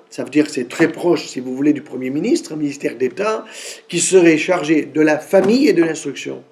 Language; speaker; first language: French; native; French